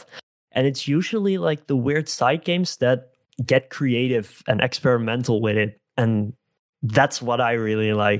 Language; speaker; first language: English; non-native, fluent; Dutch